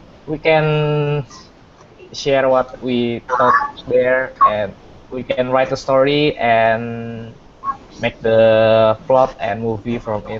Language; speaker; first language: English; non-native, fluent; Indonesian